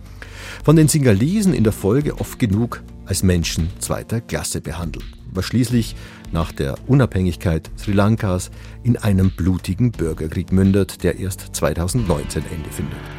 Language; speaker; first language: German; native; German